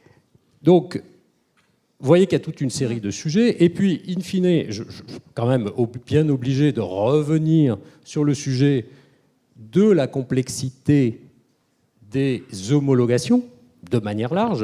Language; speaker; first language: French; native; French